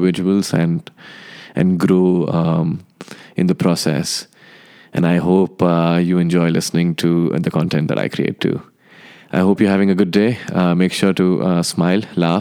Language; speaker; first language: English; non-native, local second language; Hindi